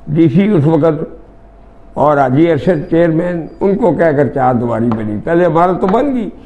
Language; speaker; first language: Urdu; non-native, local second language; Punjabi